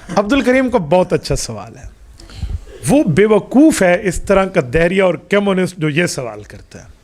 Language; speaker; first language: Urdu; non-native, local second language; Punjabi